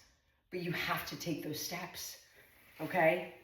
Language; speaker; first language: English; native; English